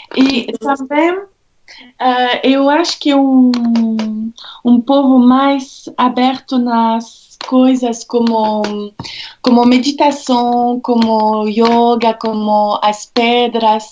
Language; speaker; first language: Portuguese; non-native, fluent; French